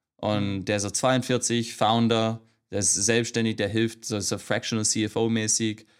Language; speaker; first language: German; non-native, fluent; English